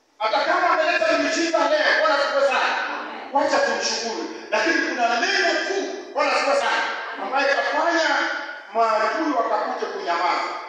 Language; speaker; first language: Swahili; non-native, local second language; Luo (Kenya and Tanzania)